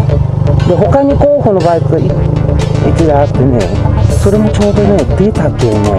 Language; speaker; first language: Japanese; native; Japanese